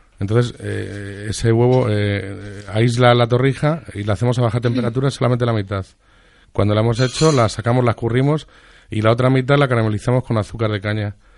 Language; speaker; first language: Spanish; native; Spanish